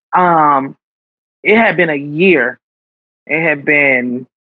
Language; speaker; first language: English; native; English